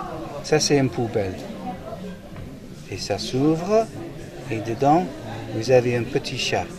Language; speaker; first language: French; non-native, learner; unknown